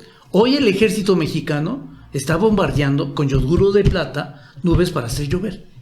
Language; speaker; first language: Spanish; native; Spanish